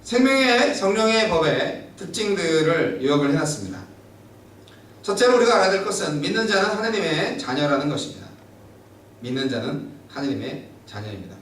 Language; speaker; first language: Korean; native; Korean